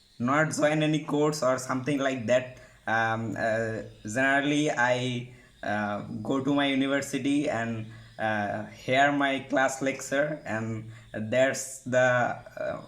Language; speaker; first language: English; non-native, learner; Bangla